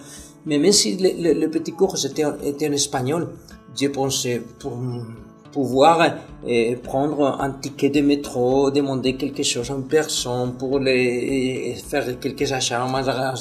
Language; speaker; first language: French; non-native, fluent; Spanish